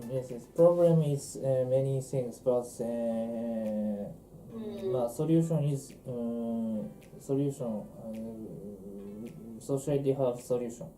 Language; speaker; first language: English; non-native, learner; Japanese